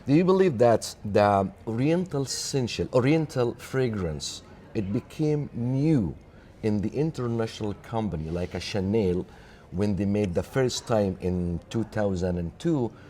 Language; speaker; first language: English; non-native, learner; Arabic